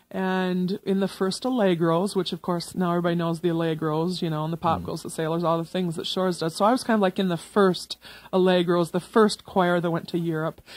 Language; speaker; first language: English; native; English